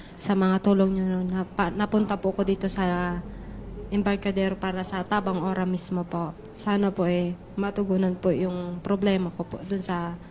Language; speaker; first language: Filipino; native; Filipino